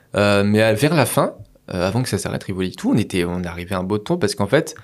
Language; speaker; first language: French; native; French